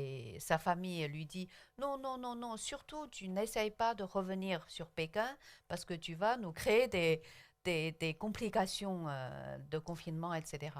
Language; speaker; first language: French; non-native, local second language; Chinese